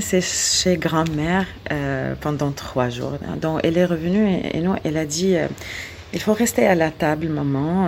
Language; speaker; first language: French; non-native, learner; Arabic